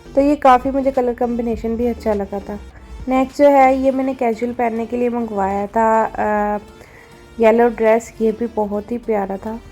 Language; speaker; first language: Urdu; native; Urdu